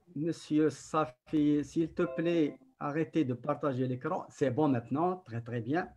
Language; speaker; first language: French; non-native, local second language; Arabic